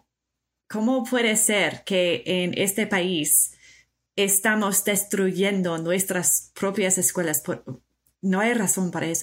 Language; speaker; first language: Spanish; non-native, fluent; English